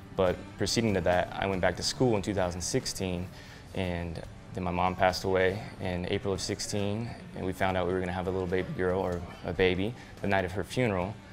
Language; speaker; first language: English; native; English